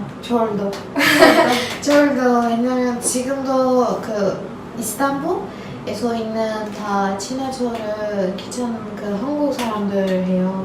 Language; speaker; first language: Korean; non-native, learner; Turkish